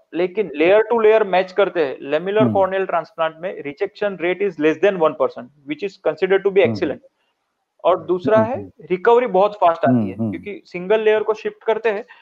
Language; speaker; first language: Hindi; non-native, local second language; Gujarati